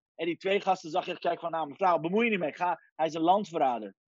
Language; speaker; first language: Dutch; early bilingual, other home language; Persian